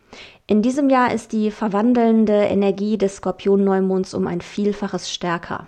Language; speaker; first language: German; native; German